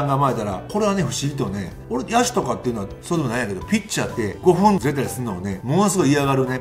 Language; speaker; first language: Japanese; native; Japanese